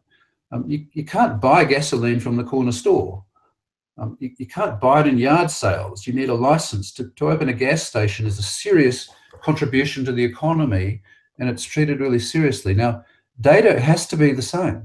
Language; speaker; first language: English; native; English